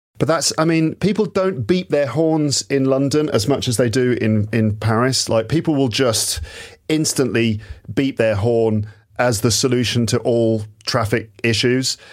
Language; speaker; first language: English; native; English